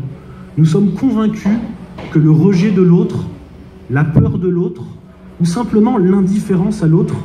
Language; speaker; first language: French; native; French